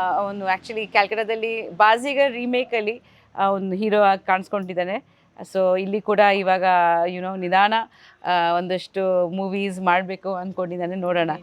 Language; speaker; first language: Kannada; non-native, fluent; Bangla